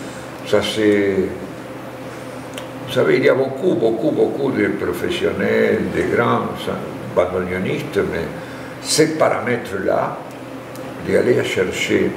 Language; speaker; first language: French; non-native, fluent; Spanish